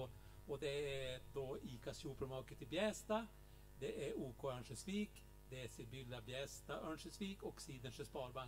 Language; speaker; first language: Swedish; native; Swedish